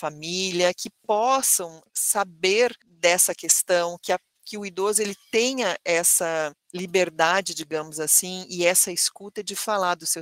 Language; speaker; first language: Portuguese; native; Portuguese